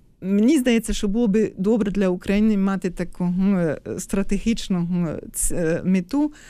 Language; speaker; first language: Ukrainian; non-native, fluent; German